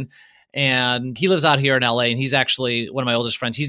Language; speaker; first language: English; early bilingual, other home language; Polish